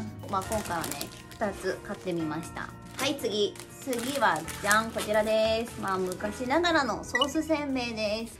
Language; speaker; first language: Japanese; native; Japanese